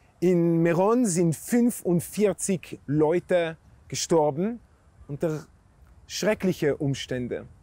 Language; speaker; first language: German; non-native, fluent; Hebrew